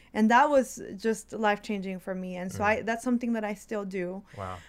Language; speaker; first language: English; early bilingual, other home language; Spanish